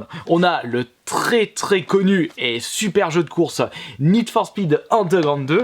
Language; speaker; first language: French; native; French